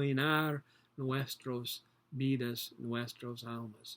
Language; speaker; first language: Spanish; non-native, learner; English